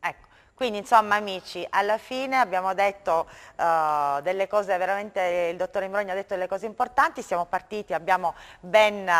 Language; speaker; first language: Italian; native; Italian